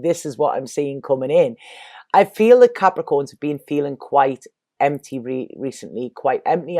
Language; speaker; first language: English; native; English